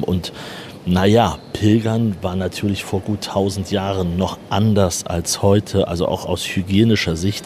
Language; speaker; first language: German; native; German